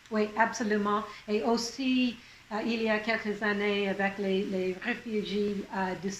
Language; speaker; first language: French; non-native, local second language; English